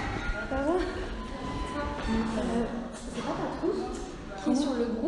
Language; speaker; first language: French; native; French